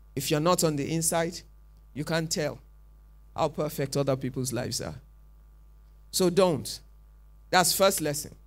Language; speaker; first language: English; non-native, local second language; Yoruba